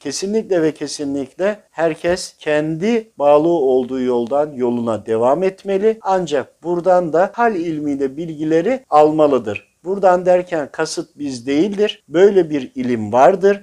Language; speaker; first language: Turkish; native; Turkish